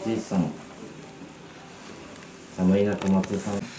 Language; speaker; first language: Japanese; native; Japanese